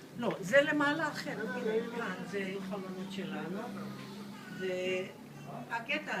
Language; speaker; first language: Hebrew; non-native, fluent; Georgian